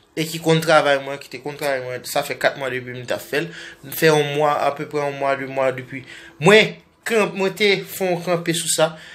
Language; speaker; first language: French; non-native, learner; Portuguese